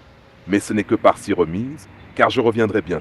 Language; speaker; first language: French; native; French